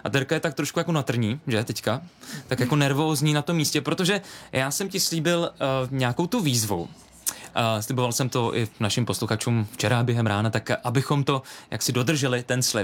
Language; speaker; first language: Czech; native; Czech